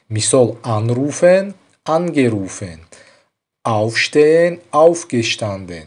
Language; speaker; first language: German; non-native, fluent; Tajik